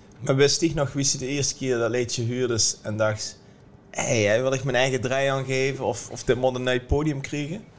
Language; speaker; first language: Dutch; native; Dutch